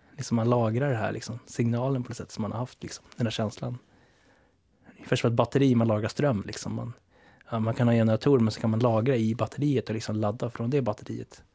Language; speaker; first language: Swedish; early bilingual, other home language; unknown